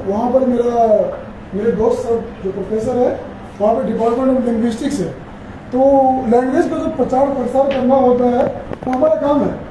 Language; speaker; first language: Hindi; native; Hindi